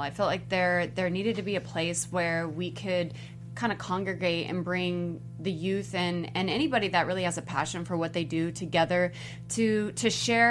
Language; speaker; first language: English; native; English